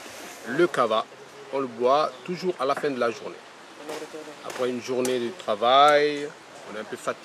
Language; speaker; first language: French; non-native, local second language; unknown